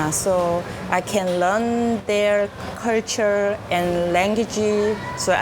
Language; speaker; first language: English; non-native, learner; Korean